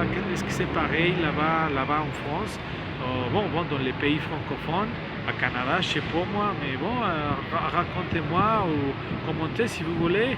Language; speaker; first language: French; non-native, learner; Spanish